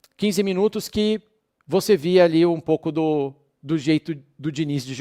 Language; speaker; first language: Portuguese; native; Portuguese